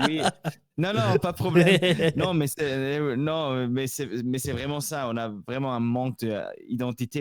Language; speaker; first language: French; non-native, local second language; Swiss German